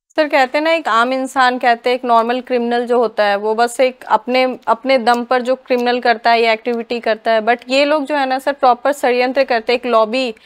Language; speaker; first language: Hindi; native; Hindi